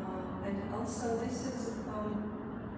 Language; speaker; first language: English; non-native, fluent; Latvian